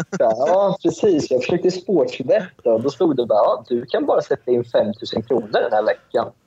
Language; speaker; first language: Swedish; early bilingual, other home language; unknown